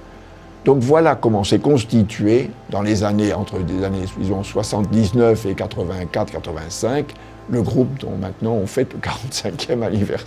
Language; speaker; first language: French; native; French